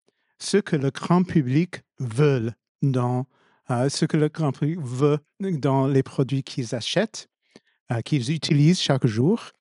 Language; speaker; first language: French; non-native, fluent; English